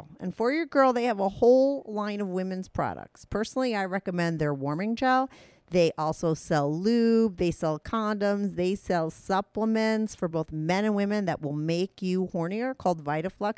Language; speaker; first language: English; native; English